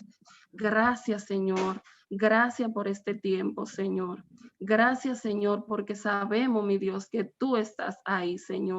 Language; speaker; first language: Spanish; native; Spanish